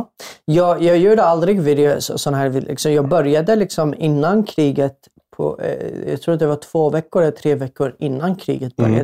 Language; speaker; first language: Swedish; non-native, fluent; Arabic